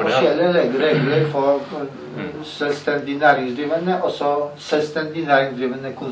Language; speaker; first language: Norwegian; non-native, learner; Polish